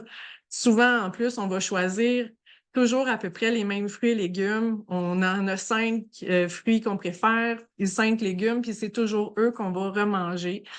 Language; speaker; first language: French; native; French